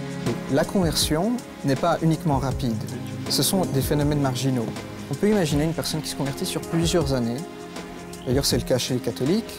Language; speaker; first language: French; native; French